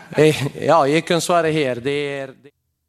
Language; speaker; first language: Swedish; non-native, fluent; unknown